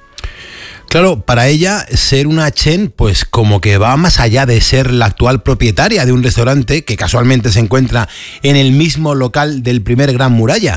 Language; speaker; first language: Spanish; native; Spanish